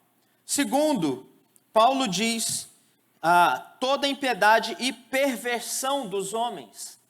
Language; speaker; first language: Portuguese; native; Portuguese